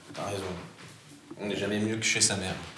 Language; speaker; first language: French; native; French